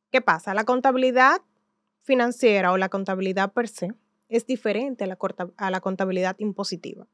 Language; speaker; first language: Spanish; native; Spanish